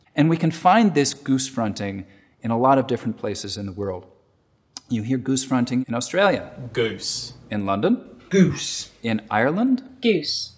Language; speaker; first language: English; native; English